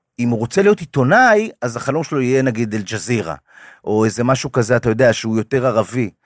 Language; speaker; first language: Hebrew; native; Hebrew